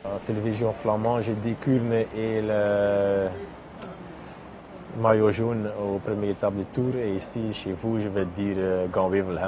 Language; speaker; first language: French; non-native, local second language; Dutch